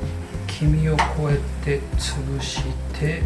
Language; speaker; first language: Japanese; native; Japanese